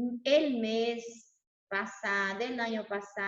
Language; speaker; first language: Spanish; non-native, fluent; Portuguese